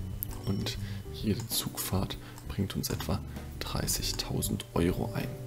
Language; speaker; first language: German; native; German